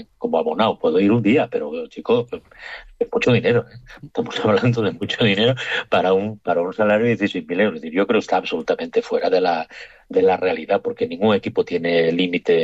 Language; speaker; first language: Spanish; native; Spanish